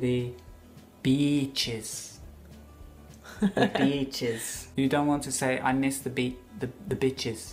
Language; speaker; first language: English; native; English